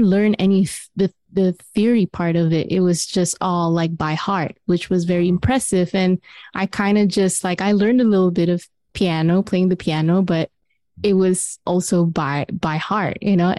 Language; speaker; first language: English; non-native, local second language; Malay